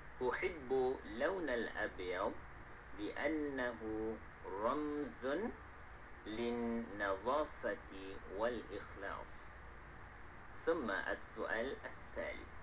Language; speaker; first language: Arabic; non-native, fluent; Malay